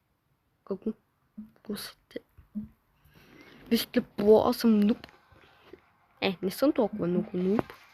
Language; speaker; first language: Bulgarian; non-native, learner; Russian